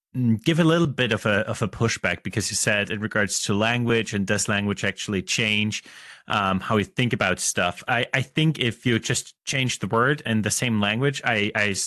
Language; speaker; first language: English; non-native, fluent; German